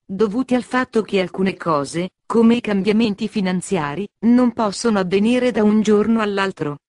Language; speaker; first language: Italian; native; Italian